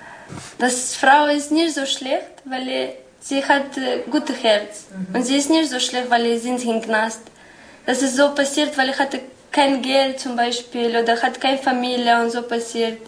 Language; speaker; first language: German; non-native, learner; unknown